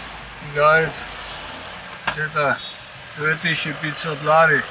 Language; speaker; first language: Russian; non-native, learner; Georgian